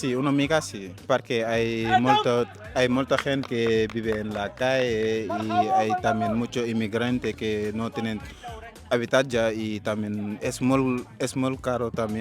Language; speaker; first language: Spanish; non-native, local second language; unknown